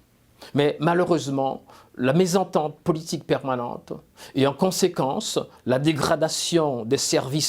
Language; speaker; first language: French; non-native, local second language; Haitian Creole